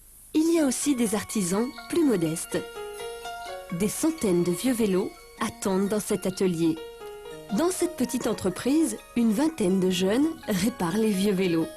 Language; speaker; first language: French; native; French